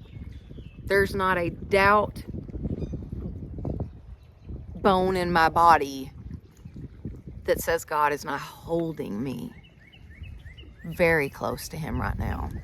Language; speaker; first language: English; native; English